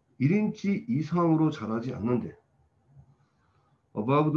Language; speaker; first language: Korean; native; Korean